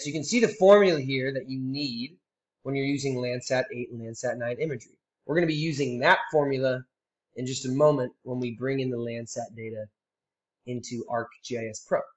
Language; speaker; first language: English; native; English